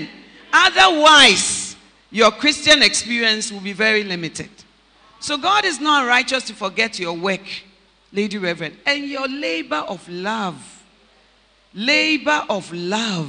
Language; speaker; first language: English; non-native, local second language; Akan